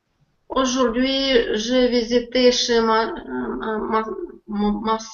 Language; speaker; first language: French; non-native, learner; Russian